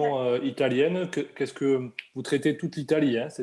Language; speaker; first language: French; native; French